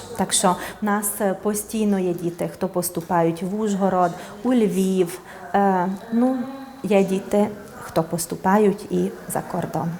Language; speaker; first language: Ukrainian; non-native, local second language; Hungarian